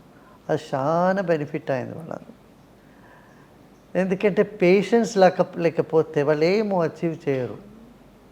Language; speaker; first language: Telugu; non-native, local second language; Tamil